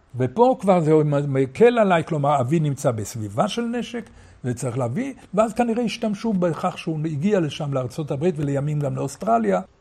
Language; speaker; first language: Hebrew; native; Hebrew